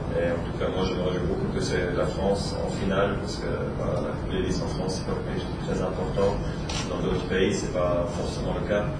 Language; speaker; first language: French; non-native, local second language; Swiss German